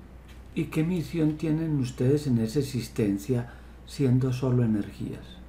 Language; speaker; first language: Spanish; native; Spanish